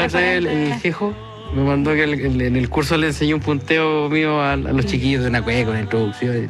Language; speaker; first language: Spanish; native; Spanish